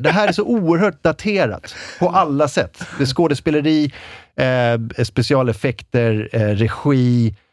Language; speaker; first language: Swedish; native; Swedish